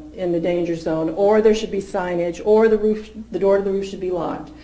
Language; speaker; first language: English; native; English